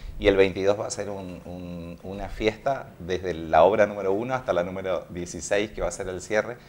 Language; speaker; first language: Spanish; native; Spanish